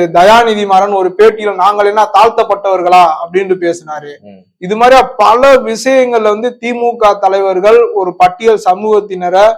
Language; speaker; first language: Tamil; non-native, local second language; Urdu